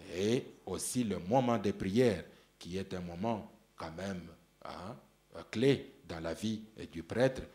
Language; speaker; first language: French; non-native, local second language; Luba-Lulua